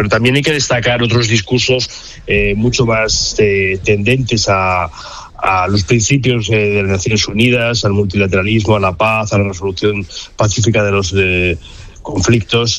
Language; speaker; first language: Spanish; native; Spanish